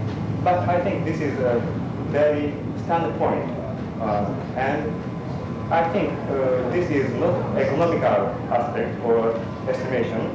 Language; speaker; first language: English; non-native, learner; Japanese